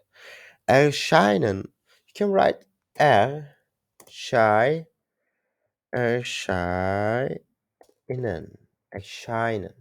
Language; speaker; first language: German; non-native, learner; Turkish